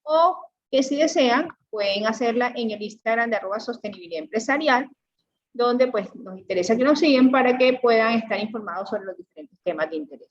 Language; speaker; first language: Spanish; native; Spanish